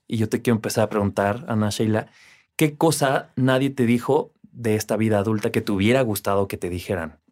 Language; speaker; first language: Spanish; native; Spanish